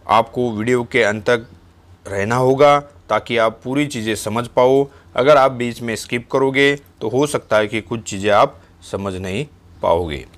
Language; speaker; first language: Hindi; non-native, local second language; Marathi